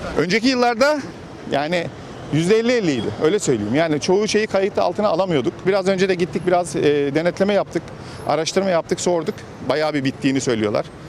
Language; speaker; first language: Turkish; native; Turkish